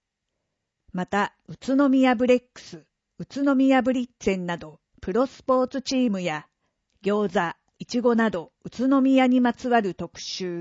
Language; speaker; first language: Japanese; native; Japanese